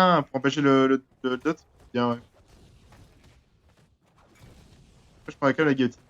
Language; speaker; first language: French; native; French